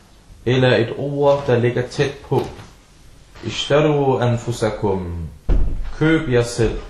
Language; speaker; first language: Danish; early bilingual, other home language; Arabic